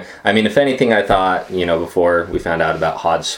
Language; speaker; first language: English; native; English